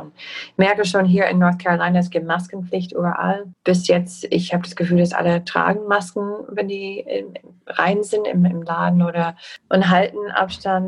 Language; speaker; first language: German; non-native, fluent; English